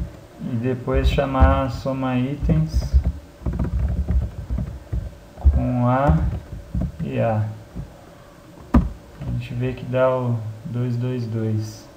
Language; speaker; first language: Portuguese; native; Portuguese